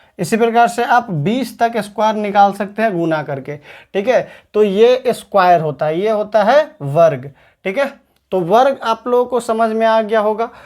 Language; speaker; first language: Hindi; native; Hindi